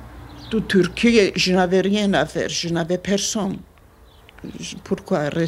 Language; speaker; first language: French; non-native, fluent; Armenian